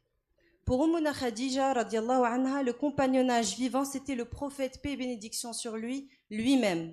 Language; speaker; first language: French; non-native, local second language; Arabic